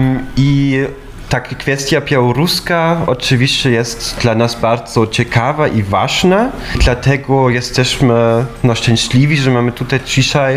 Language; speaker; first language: Polish; non-native, fluent; German